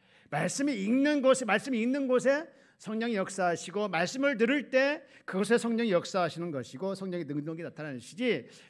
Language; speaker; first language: Korean; native; Korean